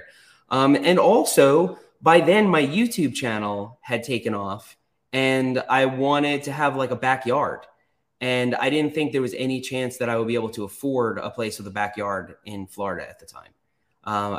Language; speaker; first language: English; native; English